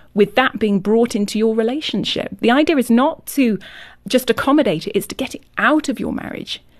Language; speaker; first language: English; native; English